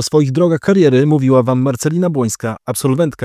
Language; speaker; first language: Polish; native; Polish